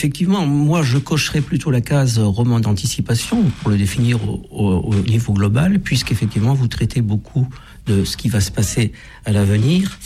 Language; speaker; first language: French; native; French